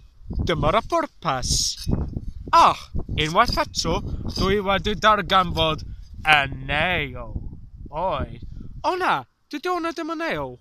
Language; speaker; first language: Welsh; non-native, learner; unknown